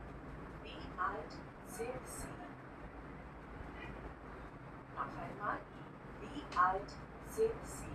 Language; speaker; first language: German; non-native, fluent; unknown